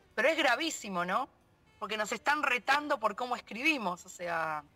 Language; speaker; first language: Spanish; native; Spanish